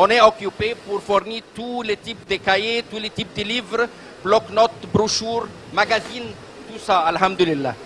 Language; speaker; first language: French; non-native, learner; Arabic